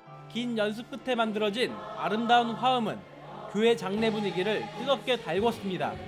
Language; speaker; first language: Korean; native; Korean